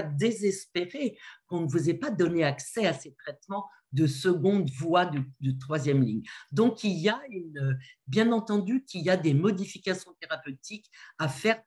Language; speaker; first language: French; native; French